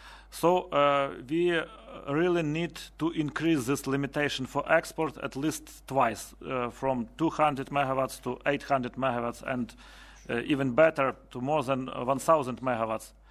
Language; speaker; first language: English; non-native, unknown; Ukrainian